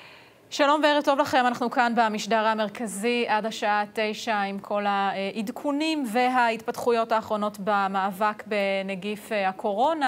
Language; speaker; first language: Hebrew; native; Hebrew